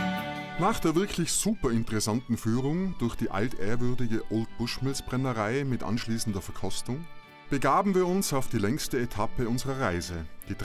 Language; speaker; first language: German; native; German